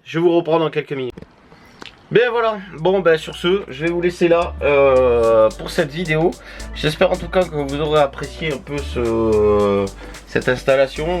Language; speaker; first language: French; native; French